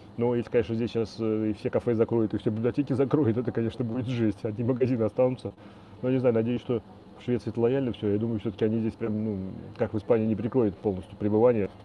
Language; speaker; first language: Russian; native; Russian